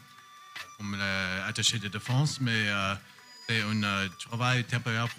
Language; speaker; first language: French; non-native, learner; English